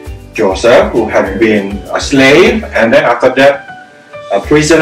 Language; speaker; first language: English; non-native, fluent; Indonesian